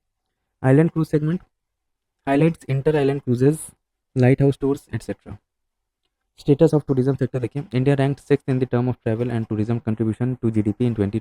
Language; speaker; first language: English; non-native, local second language; Hindi